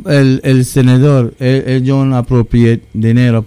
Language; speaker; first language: Spanish; early bilingual, heritage; English